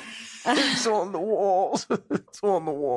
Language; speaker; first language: English; native; English